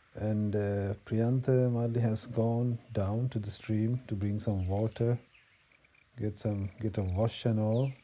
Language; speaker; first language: English; non-native, local second language; Sinhala